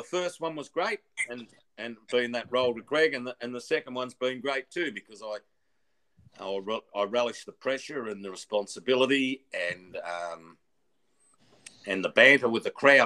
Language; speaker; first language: English; native; English